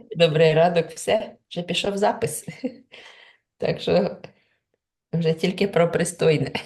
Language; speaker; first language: Ukrainian; non-native, local second language; Russian